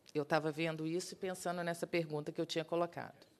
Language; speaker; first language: Portuguese; native; Portuguese